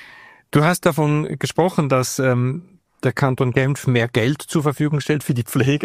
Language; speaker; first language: German; native; German